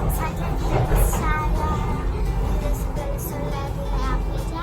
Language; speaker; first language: Turkish; early bilingual, heritage; Turkish